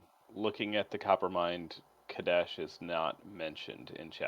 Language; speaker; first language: English; native; English